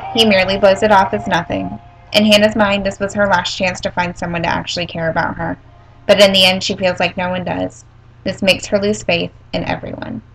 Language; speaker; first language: English; native; English